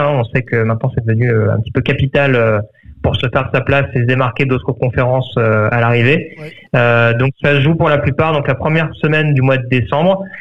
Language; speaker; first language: French; native; French